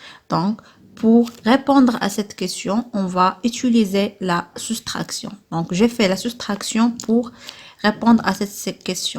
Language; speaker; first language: French; non-native, local second language; Arabic